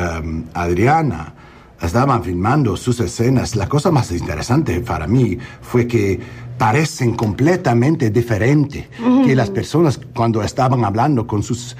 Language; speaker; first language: Spanish; non-native, learner; English